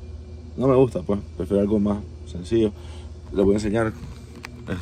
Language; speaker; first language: Spanish; native; Spanish